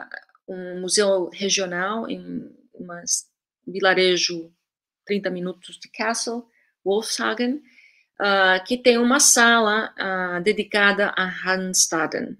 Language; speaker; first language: Portuguese; early bilingual, heritage; Portuguese